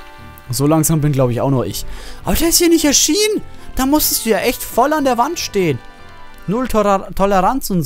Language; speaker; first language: German; native; German